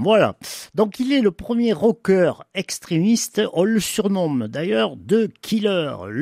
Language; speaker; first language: French; native; French